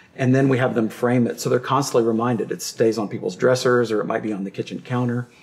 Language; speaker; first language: English; native; English